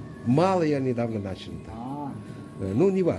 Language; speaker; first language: Russian; non-native, fluent; Urdu